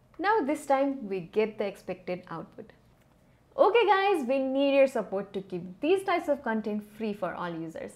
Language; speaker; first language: English; non-native, local second language; Nepali